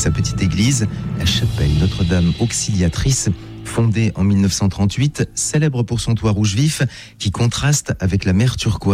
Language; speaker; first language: French; native; French